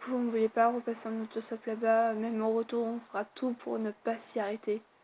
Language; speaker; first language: French; native; French